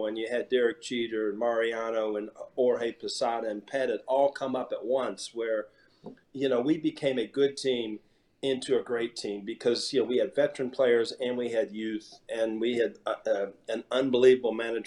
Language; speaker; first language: English; native; English